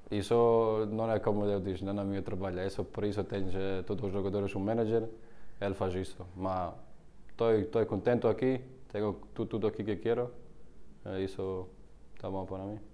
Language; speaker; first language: Portuguese; non-native, learner; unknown